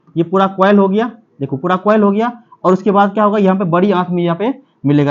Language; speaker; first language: Hindi; native; Hindi